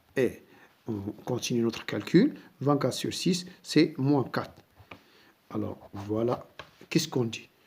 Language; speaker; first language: French; non-native, local second language; Arabic